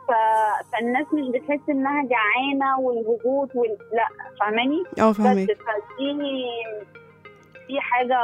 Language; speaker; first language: Arabic; native; Arabic